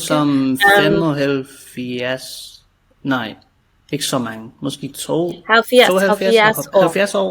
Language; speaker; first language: Danish; native; Danish